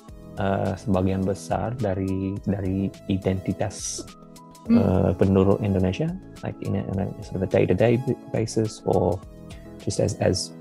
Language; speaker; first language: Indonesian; non-native, learner; English